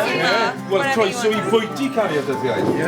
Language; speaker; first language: Welsh; non-native, learner; English